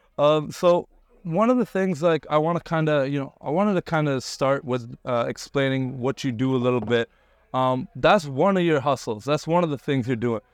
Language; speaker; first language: English; early bilingual, other home language; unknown